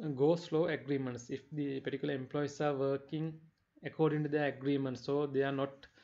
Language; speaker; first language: English; non-native, local second language; Sinhala